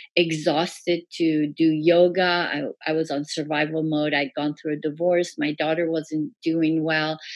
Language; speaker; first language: English; early bilingual, other home language; Persian